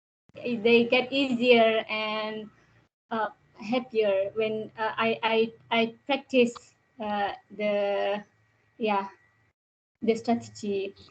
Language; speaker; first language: English; non-native, learner; Indonesian